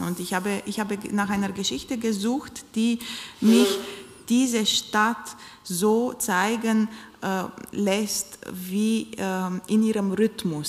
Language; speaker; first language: German; non-native, fluent; Romanian